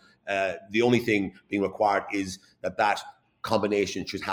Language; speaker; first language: English; native; English